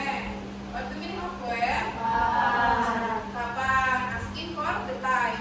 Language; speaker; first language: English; non-native, learner; Indonesian